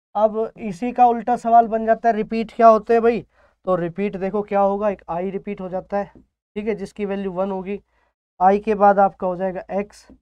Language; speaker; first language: Hindi; native; Hindi